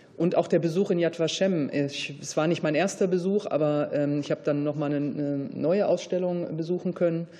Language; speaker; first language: German; native; German